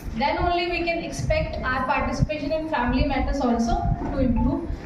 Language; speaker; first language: English; non-native, local second language; Telugu